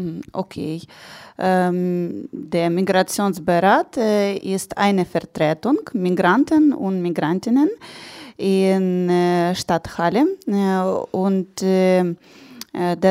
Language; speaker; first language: German; non-native, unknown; Ukrainian